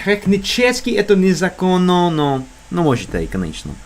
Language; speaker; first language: Russian; non-native, learner; English